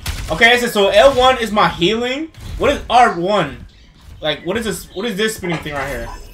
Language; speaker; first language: English; early bilingual, other home language; Spanish